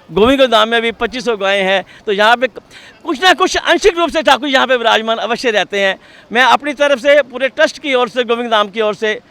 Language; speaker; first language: Hindi; non-native, local second language; Punjabi